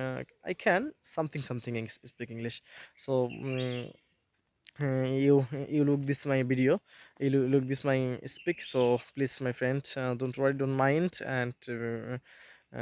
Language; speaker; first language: English; non-native, learner; Bangla